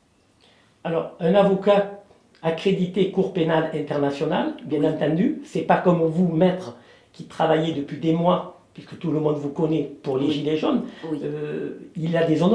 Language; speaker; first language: French; native; French